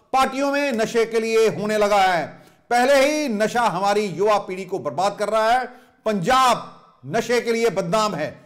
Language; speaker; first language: Hindi; native; Hindi